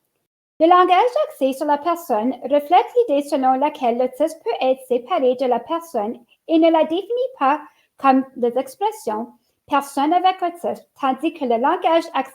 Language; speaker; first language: French; native; French